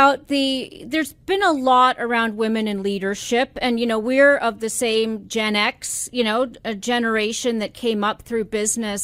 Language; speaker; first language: English; native; English